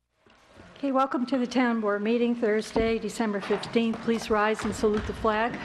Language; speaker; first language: English; native; English